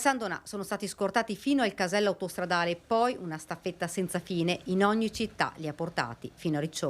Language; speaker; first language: Italian; native; Italian